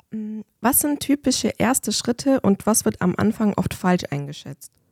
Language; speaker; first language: German; native; German